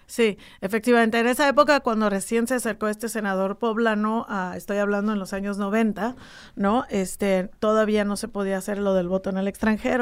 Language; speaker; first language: Spanish; native; Spanish